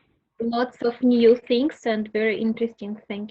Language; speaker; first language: English; non-native, learner; Russian